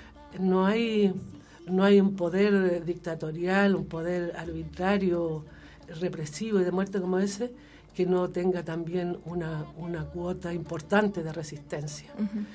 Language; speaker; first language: Spanish; native; Spanish